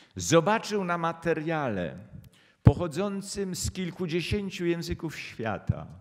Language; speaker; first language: Polish; native; Polish